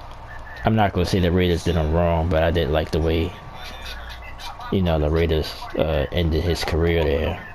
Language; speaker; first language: English; native; English